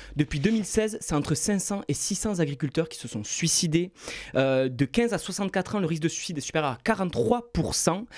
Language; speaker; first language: French; native; French